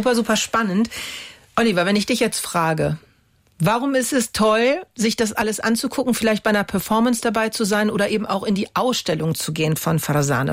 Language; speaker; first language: German; native; German